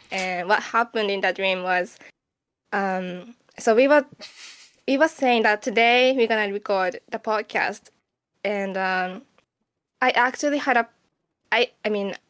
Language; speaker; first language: English; non-native, fluent; Japanese